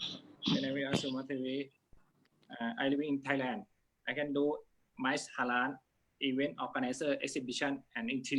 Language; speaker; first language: English; non-native, learner; Thai